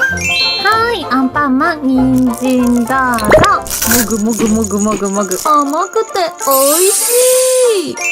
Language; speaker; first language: Japanese; native; Japanese